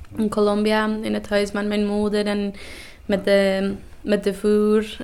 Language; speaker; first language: Dutch; non-native, learner; Spanish